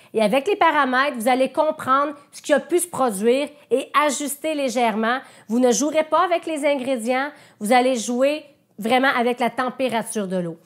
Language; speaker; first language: French; native; French